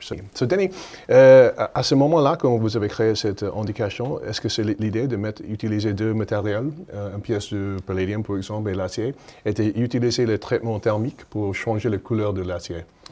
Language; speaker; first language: French; non-native, learner; English